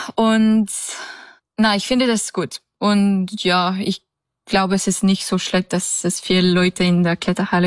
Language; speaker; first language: German; non-native, learner; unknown